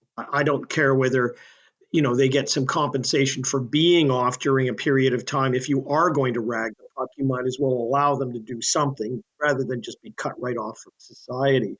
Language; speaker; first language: English; native; English